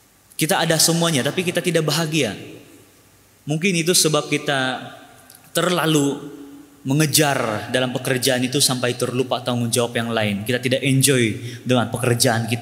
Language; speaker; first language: Malay; native; Malay